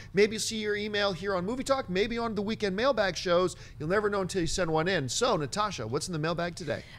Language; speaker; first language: English; native; English